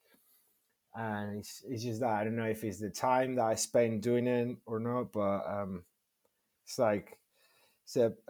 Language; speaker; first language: English; non-native, fluent; Spanish